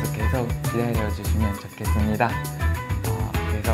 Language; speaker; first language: Korean; non-native, learner; Japanese